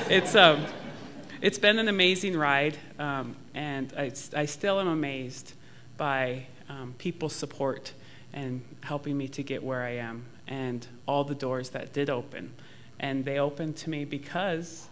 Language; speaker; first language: English; native; English